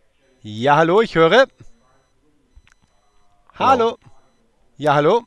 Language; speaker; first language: German; native; German